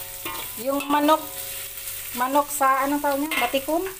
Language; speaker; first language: Filipino; non-native, local second language; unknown